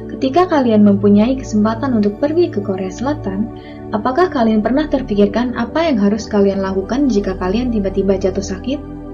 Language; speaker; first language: Indonesian; native; Indonesian